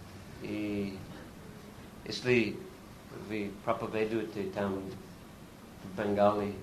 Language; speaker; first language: Russian; non-native, learner; English